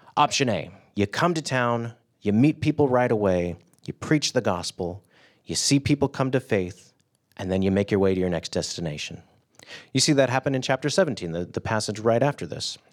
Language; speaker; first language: English; native; English